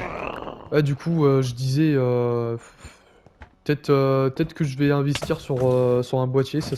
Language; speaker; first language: French; native; French